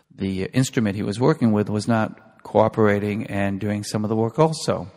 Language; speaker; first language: English; native; English